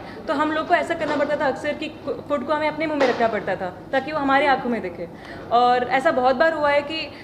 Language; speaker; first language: Hindi; non-native, local second language; Kannada